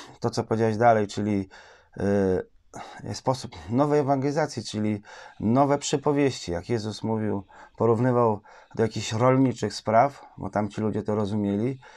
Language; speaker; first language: Polish; native; Polish